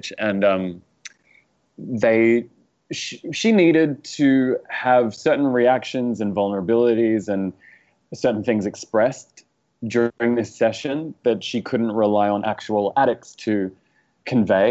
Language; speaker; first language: English; native; English